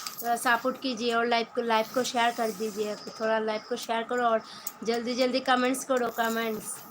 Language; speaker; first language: Hindi; non-native, local second language; Bangla